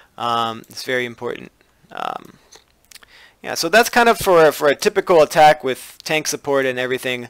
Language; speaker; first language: English; native; English